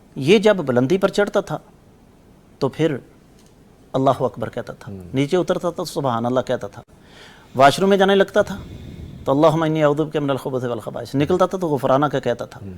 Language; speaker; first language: Urdu; non-native, local second language; Punjabi